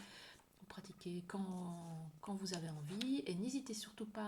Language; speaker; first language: French; native; French